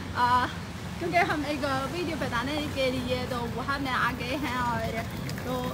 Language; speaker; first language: Hindi; non-native, learner; Chinese